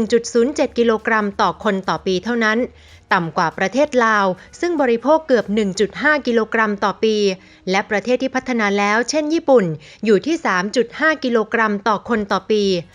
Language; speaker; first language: Thai; native; Thai